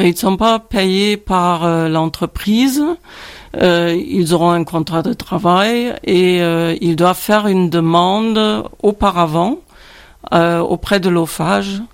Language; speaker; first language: French; non-native, fluent; German